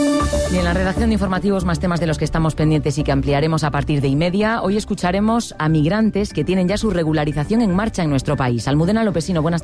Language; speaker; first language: Spanish; native; Spanish